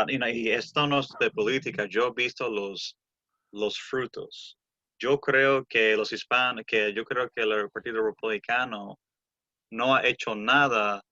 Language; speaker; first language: Spanish; early bilingual, heritage; English